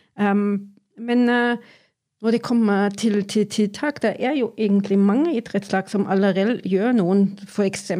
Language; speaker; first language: Norwegian; non-native, fluent; German